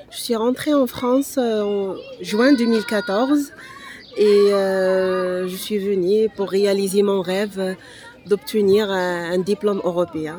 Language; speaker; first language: French; non-native, local second language; Arabic